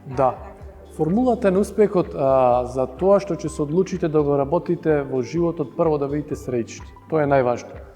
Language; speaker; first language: Macedonian; early bilingual, heritage; Macedonian